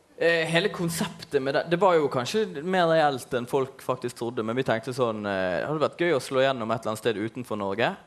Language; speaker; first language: Norwegian; native; Norwegian